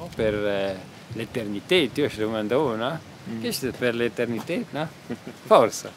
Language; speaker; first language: Italian; non-native, local second language; German